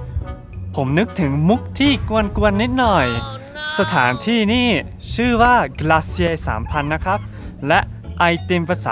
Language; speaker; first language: Thai; early bilingual, heritage; Thai